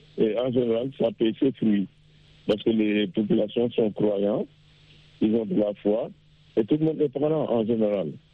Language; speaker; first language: French; non-native, local second language; Wolof